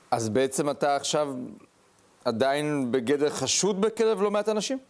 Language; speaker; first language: Hebrew; native; Hebrew